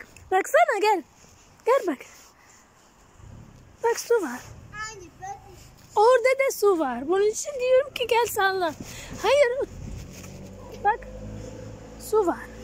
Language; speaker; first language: Turkish; non-native, learner; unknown